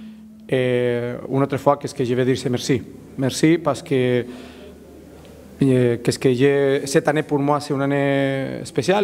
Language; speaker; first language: French; non-native, learner; Spanish